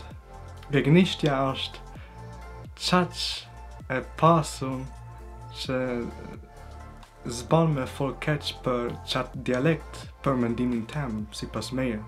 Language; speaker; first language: Albanian; early bilingual, heritage; Albanian